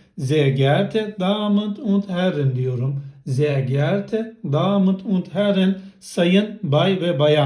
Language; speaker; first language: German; non-native, fluent; Turkish